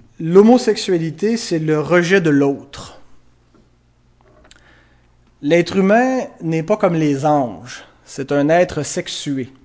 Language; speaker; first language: French; native; French